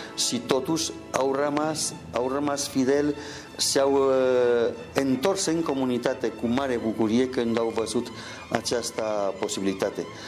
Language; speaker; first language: Romanian; non-native, fluent; Spanish